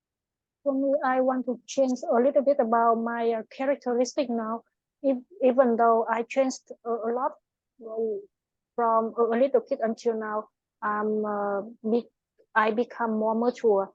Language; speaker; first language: English; non-native, learner; Vietnamese